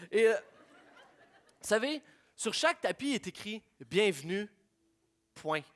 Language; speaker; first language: French; native; French